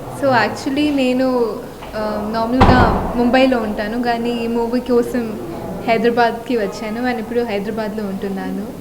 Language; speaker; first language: Telugu; non-native, fluent; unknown